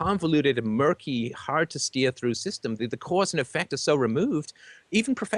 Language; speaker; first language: English; native; English